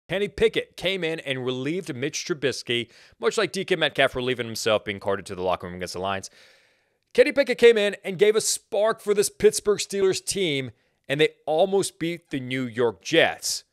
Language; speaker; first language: English; native; English